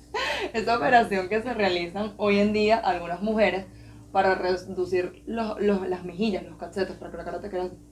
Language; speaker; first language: Spanish; native; Spanish